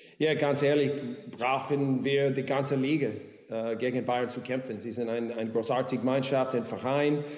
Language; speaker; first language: German; non-native, learner; English